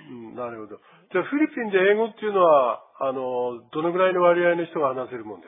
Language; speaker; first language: Japanese; native; Japanese